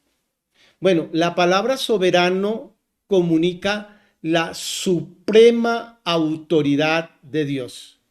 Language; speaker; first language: Spanish; native; Spanish